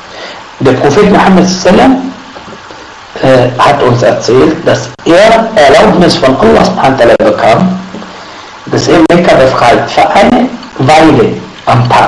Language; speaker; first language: German; non-native, fluent; Arabic